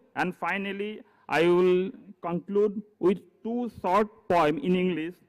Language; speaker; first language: English; non-native, local second language; Assamese